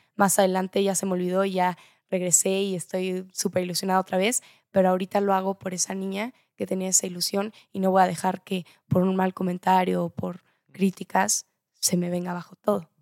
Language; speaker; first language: Spanish; native; Spanish